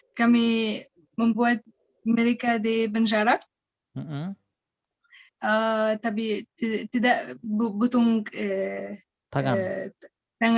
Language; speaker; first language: Indonesian; non-native, learner; Arabic